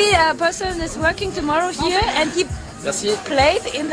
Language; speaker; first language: English; non-native, fluent; German